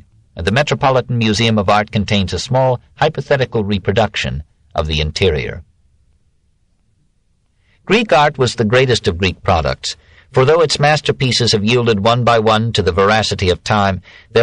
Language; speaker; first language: English; native; English